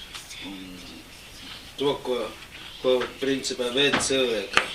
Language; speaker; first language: Latvian; non-native, local second language; Russian